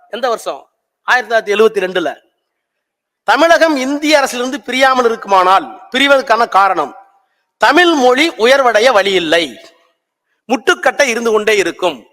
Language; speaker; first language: Tamil; native; Tamil